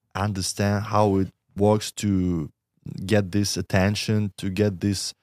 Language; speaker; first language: English; non-native, learner; Russian